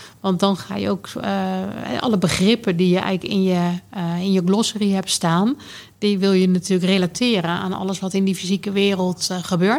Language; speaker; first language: Dutch; native; Dutch